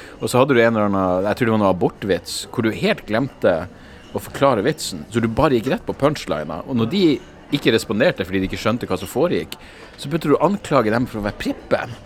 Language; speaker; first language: Norwegian; native; Norwegian